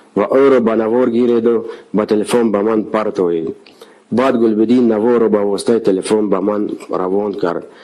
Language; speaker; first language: Tajik; non-native, local second language; Shughni